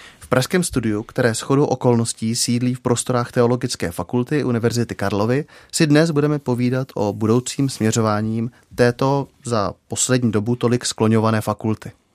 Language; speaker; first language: Czech; native; Czech